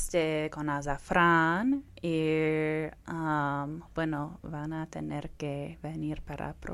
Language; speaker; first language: Spanish; non-native, learner; Persian